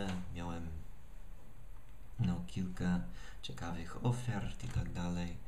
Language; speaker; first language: Polish; non-native, fluent; English